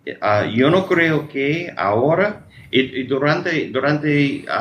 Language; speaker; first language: Spanish; non-native, learner; English